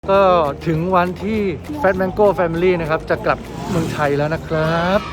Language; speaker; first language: Thai; non-native, fluent; Korean